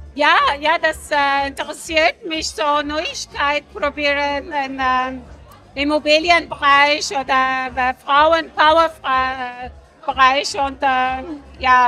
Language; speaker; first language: German; non-native, learner; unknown